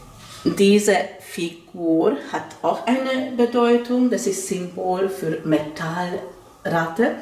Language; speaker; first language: German; non-native, fluent; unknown